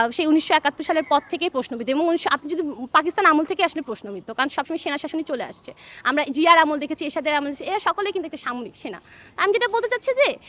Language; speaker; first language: Bangla; non-native, local second language; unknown